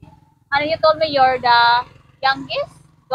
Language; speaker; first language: English; non-native, learner; Cebuano